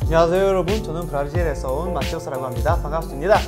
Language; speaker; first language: Korean; non-native, learner; Portuguese